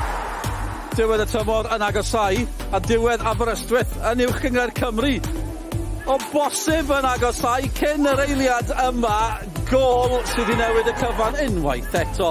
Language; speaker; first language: Welsh; native; Welsh